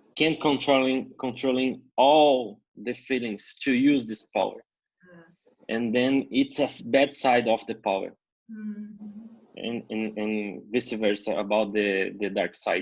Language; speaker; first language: English; non-native, learner; Portuguese